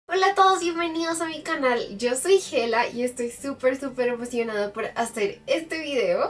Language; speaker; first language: Spanish; native; Spanish